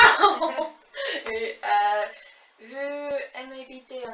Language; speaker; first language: French; non-native, learner; English